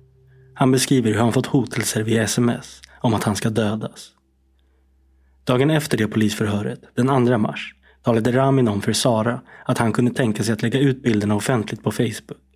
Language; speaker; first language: Swedish; native; Swedish